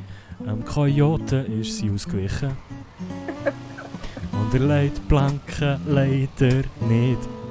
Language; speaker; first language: German; native; German